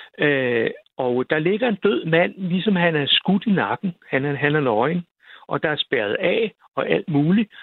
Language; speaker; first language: Danish; native; Danish